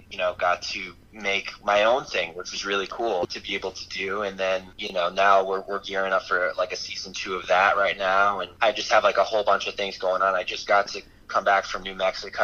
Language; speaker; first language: English; native; English